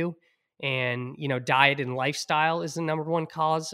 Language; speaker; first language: English; native; English